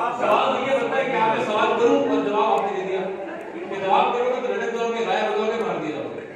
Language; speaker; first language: Urdu; non-native, local second language; Sindhi